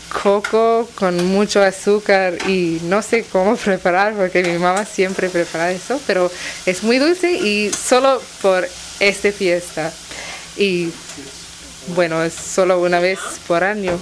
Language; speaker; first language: Spanish; non-native, learner; Tamil